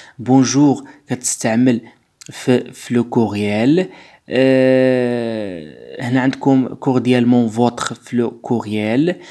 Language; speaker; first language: French; non-native, local second language; Arabic